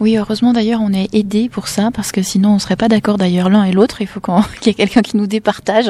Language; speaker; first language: French; native; French